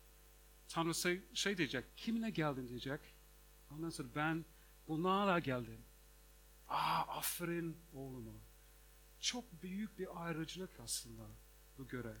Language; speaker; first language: Turkish; non-native, fluent; English